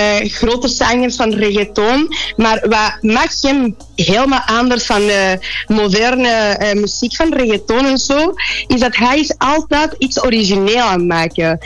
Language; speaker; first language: Dutch; non-native, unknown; Spanish